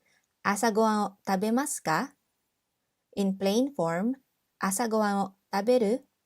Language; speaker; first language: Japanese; non-native, fluent; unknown